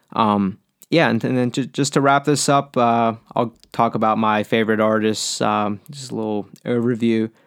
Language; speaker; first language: English; native; English